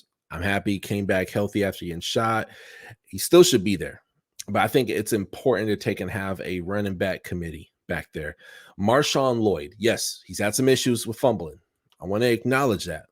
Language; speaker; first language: English; native; English